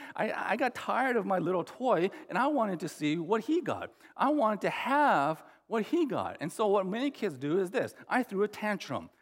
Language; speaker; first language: English; native; English